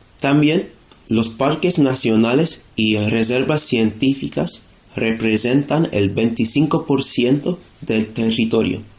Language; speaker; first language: Spanish; non-native, fluent; English